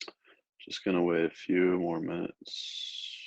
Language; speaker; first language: English; native; English